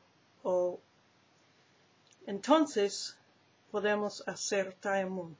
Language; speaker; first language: Spanish; non-native, learner; English